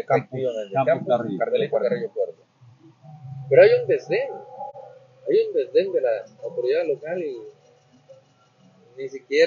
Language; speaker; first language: Spanish; native; Spanish